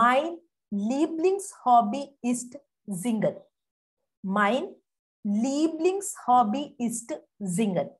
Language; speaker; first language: German; non-native, fluent; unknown